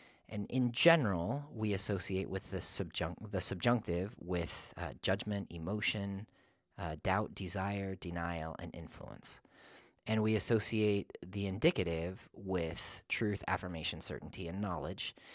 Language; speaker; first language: English; native; English